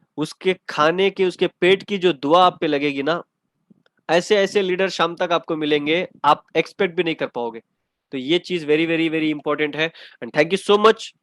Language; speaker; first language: Hindi; non-native, local second language; Urdu